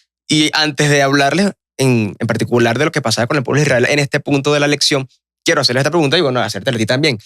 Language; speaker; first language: Spanish; native; Spanish